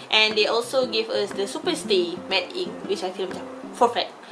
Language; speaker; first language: English; non-native, local second language; Malay